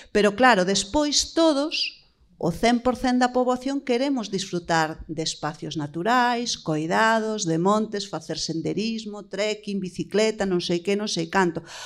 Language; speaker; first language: Galician; native; Galician